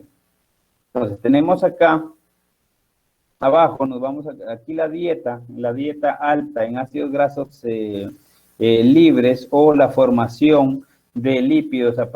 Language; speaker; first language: Spanish; native; Spanish